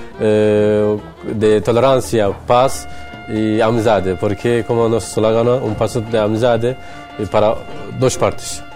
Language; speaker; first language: Portuguese; non-native, fluent; Turkish